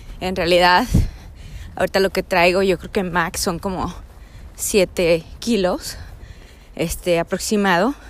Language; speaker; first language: Spanish; early bilingual, heritage; Spanish